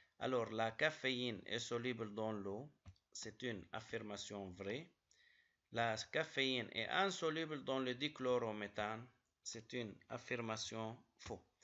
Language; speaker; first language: French; non-native, local second language; Arabic